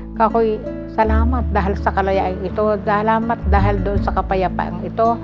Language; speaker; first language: Filipino; native; Filipino